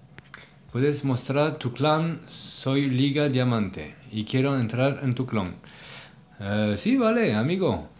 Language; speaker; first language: Spanish; non-native, learner; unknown